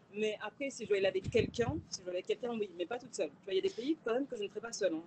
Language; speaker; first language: French; native; French